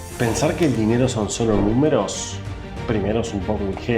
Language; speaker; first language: Spanish; native; Spanish